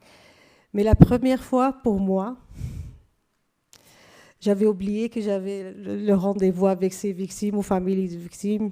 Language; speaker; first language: French; non-native, fluent; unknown